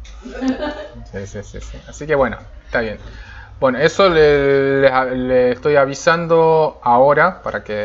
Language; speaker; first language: Spanish; non-native, fluent; Korean